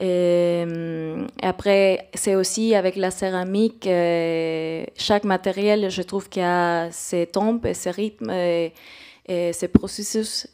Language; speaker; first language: French; non-native, fluent; Spanish